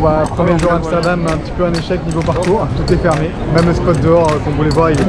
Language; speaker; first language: French; native; French